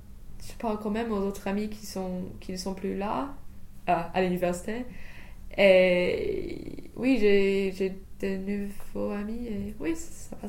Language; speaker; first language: French; non-native, fluent; English